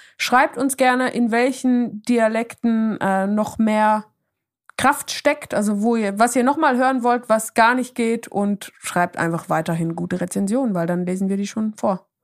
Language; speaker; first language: German; native; German